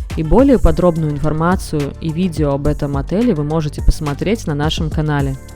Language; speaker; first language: Russian; native; Russian